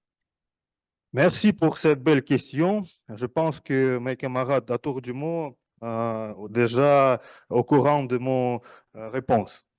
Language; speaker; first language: French; non-native, fluent; Russian